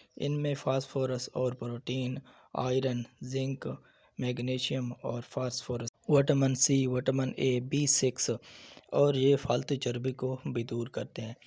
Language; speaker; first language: Urdu; non-native, local second language; Punjabi